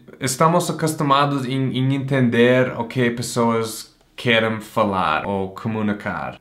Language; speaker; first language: Portuguese; non-native, fluent; English